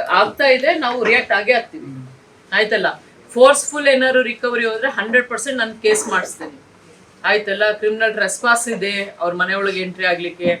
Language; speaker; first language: Kannada; native; Kannada